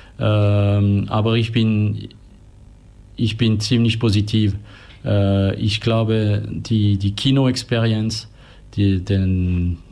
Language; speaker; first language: German; non-native, local second language; French